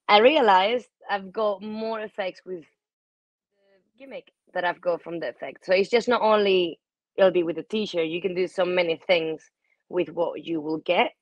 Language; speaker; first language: English; non-native, fluent; Spanish